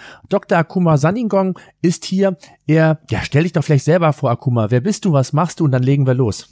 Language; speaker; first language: German; native; German